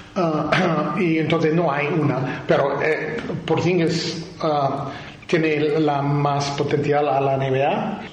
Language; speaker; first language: Spanish; non-native, learner; English